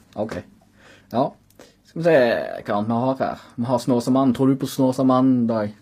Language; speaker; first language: Norwegian; native; Norwegian